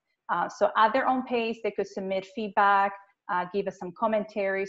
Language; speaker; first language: English; non-native, fluent; Spanish